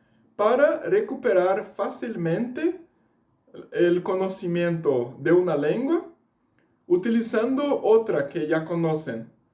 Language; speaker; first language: Spanish; non-native, fluent; Portuguese